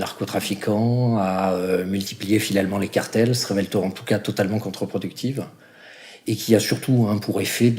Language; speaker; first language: French; native; French